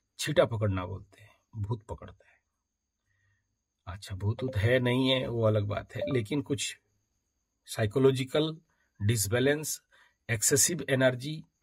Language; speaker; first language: Hindi; native; Hindi